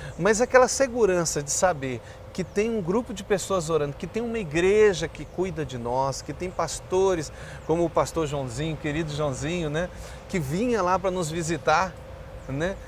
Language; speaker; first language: Portuguese; native; Portuguese